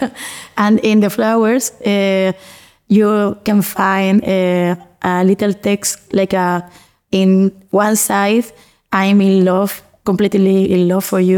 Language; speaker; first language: English; non-native, learner; Spanish